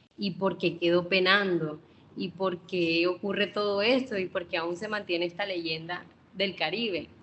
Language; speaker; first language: Spanish; non-native, local second language; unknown